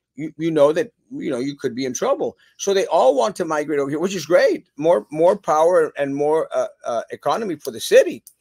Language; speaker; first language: English; early bilingual, other home language; Spanish